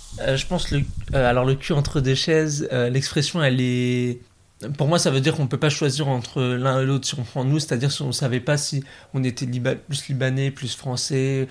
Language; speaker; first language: French; native; French